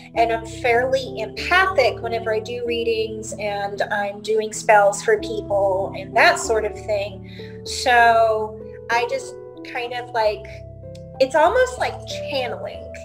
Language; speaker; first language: English; native; English